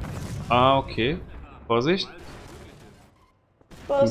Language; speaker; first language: German; native; German